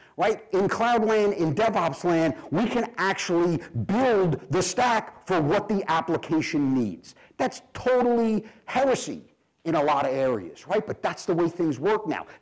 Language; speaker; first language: English; native; English